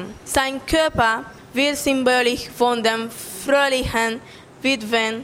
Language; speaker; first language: German; non-native, learner; Spanish